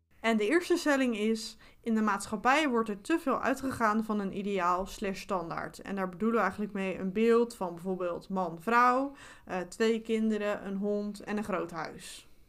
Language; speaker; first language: Dutch; native; Dutch